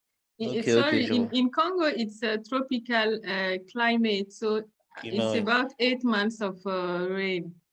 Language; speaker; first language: English; non-native, fluent; French